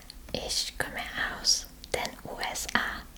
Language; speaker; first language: German; non-native, fluent; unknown